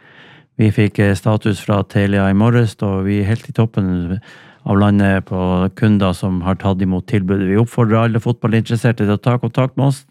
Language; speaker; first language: Norwegian; native; Norwegian